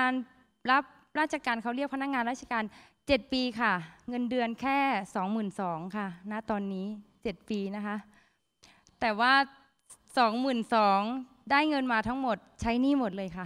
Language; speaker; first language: Thai; native; Thai